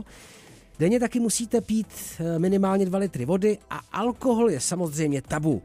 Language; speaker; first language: Czech; native; Czech